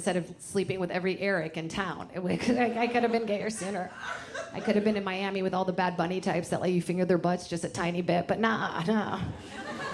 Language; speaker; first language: English; early bilingual, other home language; Portuguese